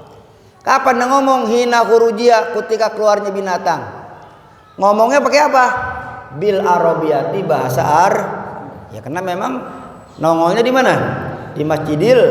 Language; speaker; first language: Malay; native; Malay